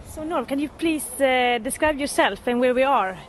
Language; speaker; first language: English; non-native, fluent; Swedish